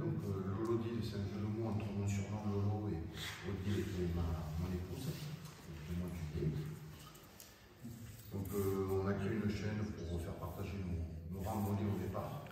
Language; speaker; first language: French; native; French